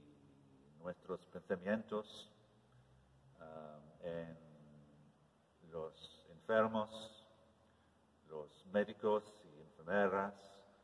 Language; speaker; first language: Spanish; non-native, learner; English